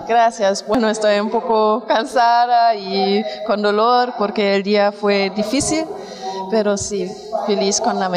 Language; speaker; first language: Spanish; non-native, fluent; German